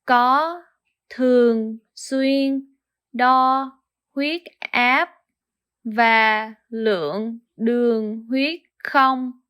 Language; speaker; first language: Vietnamese; early bilingual, heritage; Vietnamese